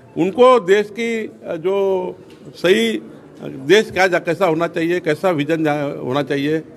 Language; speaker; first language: Hindi; non-native, local second language; Marathi